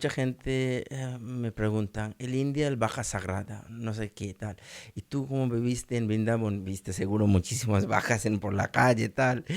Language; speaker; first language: Spanish; non-native, learner; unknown